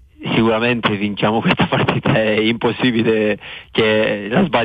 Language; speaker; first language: Italian; non-native, fluent; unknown